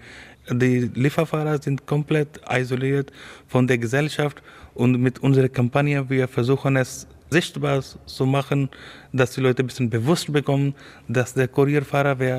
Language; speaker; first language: German; non-native, learner; Urdu